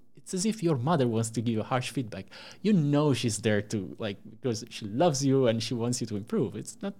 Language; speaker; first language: English; non-native, fluent; Italian